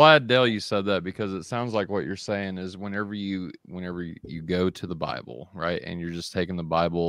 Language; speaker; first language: English; native; English